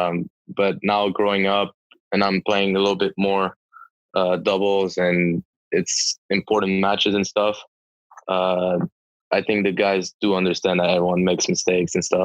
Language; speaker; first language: English; non-native, local second language; French